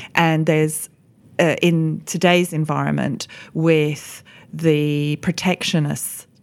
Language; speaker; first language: English; native; English